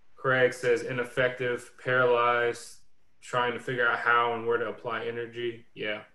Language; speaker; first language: English; native; English